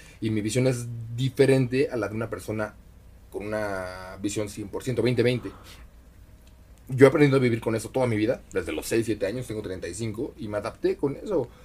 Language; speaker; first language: Spanish; native; Spanish